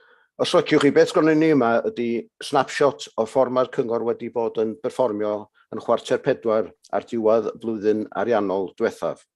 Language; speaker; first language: Welsh; native; Welsh